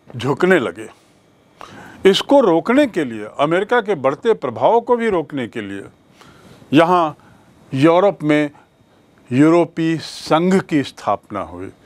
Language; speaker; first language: Hindi; native; Hindi